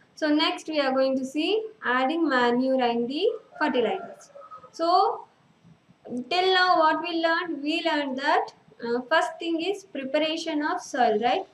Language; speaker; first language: English; non-native, local second language; Telugu